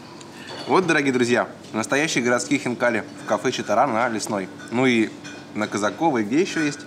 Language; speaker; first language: Russian; native; Russian